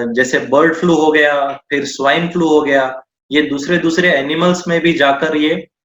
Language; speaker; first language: Hindi; non-native, local second language; Marathi